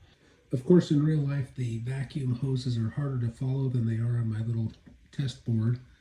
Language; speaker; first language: English; native; English